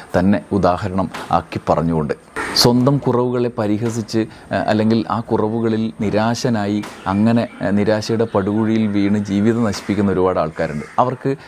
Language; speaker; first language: Malayalam; native; Malayalam